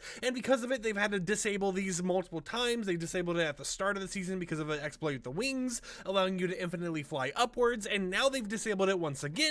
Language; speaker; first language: English; native; English